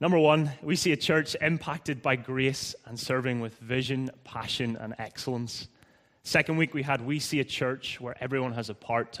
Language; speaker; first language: English; native; English